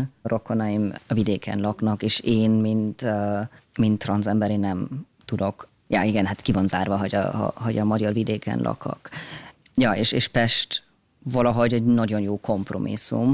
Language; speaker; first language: Hungarian; early bilingual, heritage; German